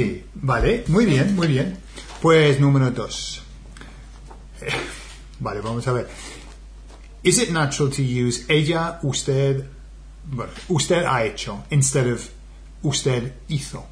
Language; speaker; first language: Spanish; non-native, fluent; English